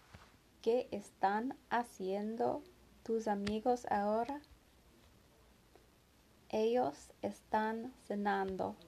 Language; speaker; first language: Spanish; non-native, learner; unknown